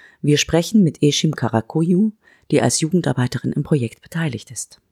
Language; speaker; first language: German; native; German